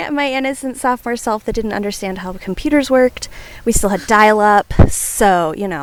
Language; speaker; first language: English; native; English